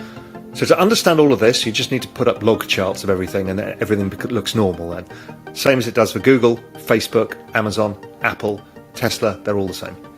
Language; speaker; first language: English; native; English